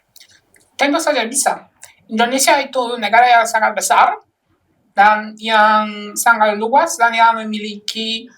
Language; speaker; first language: Indonesian; non-native, fluent; Polish